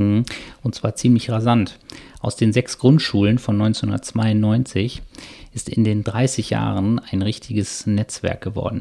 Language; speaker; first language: German; native; German